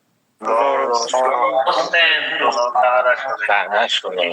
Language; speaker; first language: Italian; non-native, learner; Bangla